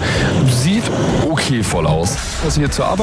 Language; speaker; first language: German; native; German